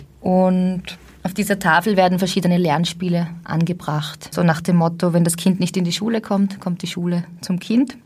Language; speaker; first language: German; native; German